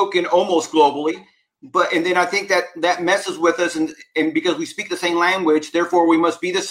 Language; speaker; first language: English; native; English